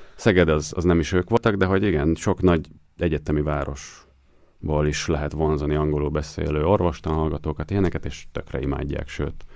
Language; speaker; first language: Hungarian; native; Hungarian